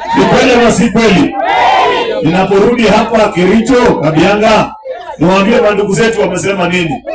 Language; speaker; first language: Swahili; non-native, local second language; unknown